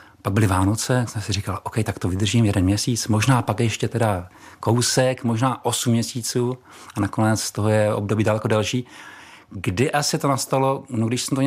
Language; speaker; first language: Czech; native; Czech